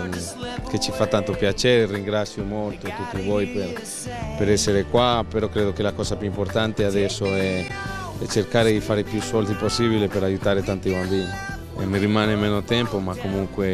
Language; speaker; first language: Italian; non-native, fluent; Spanish